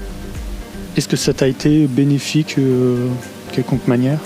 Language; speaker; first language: French; native; French